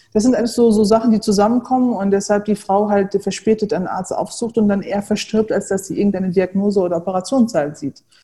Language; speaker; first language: German; early bilingual, other home language; Turkish